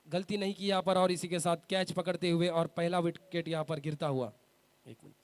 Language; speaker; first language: Hindi; non-native, local second language; Marathi